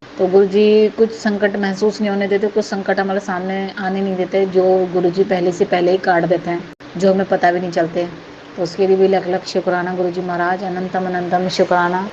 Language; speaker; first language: Hindi; native; Hindi